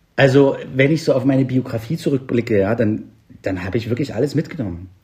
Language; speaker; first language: German; native; German